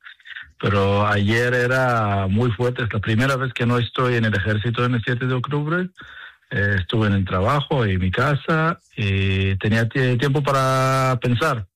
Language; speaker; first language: Spanish; non-native, fluent; Hebrew